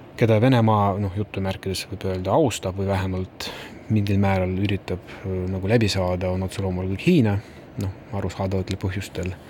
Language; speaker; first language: Estonian; non-native, local second language; Russian